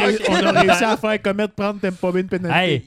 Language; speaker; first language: French; native; French